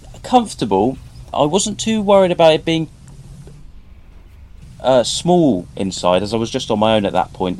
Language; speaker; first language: English; native; English